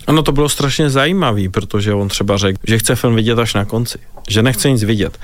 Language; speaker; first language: Czech; native; Czech